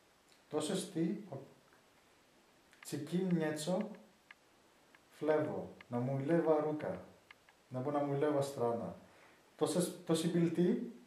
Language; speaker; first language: Czech; non-native, learner; Greek